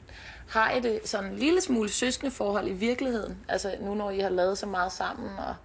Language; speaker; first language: Danish; native; Danish